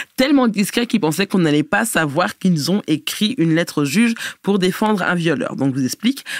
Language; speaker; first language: French; native; French